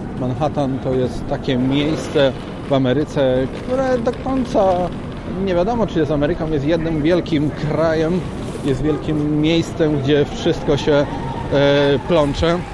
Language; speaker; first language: Polish; native; Polish